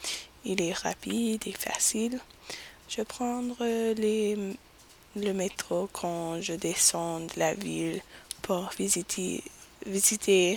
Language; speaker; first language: French; non-native, learner; English